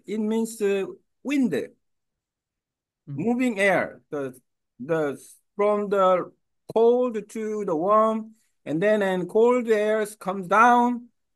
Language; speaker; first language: English; non-native, learner; Korean